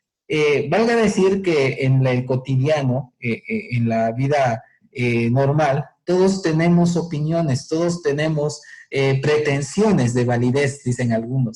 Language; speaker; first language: Spanish; native; Spanish